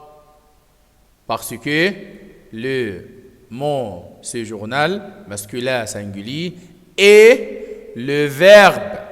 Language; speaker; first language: French; non-native, fluent; Arabic